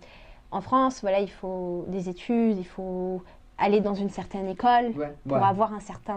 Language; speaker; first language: French; early bilingual, other home language; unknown